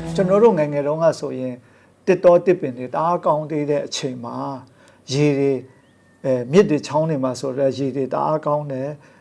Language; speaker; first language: Burmese; non-native, local second language; Kachin